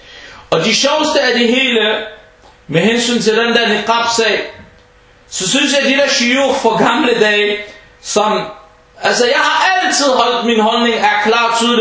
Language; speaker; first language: Danish; early bilingual, other home language; Arabic